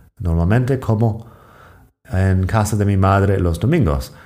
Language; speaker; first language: Spanish; non-native, fluent; English